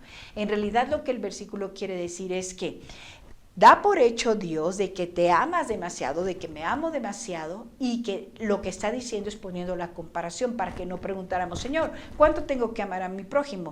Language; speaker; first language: Spanish; native; Spanish